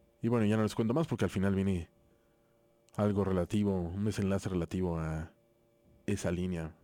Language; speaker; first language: Spanish; native; Spanish